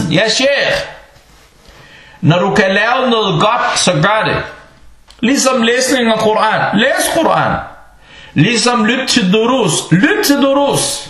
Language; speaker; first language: Danish; non-native, fluent; Arabic